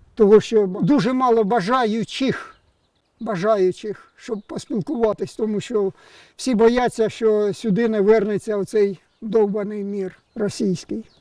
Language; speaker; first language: Ukrainian; native; Ukrainian